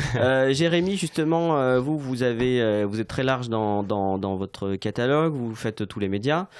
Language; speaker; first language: French; native; French